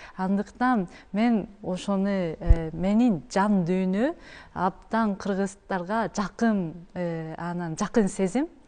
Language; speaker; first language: Kyrgyz; non-native, learner; Japanese